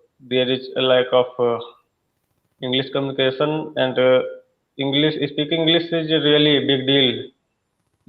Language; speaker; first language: English; non-native, learner; Hindi